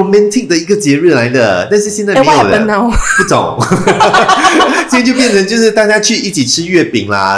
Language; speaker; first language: Chinese; native; Chinese